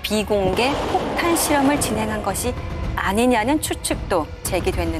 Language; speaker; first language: Korean; native; Korean